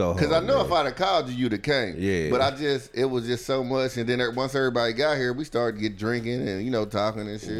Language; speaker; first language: English; native; English